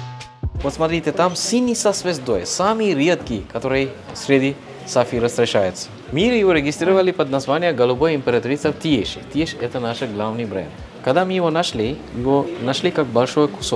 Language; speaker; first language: Russian; non-native, fluent; Sinhala